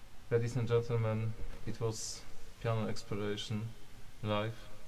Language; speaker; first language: English; non-native, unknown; Polish